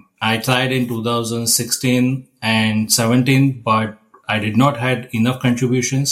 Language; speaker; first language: English; non-native, local second language; Gujarati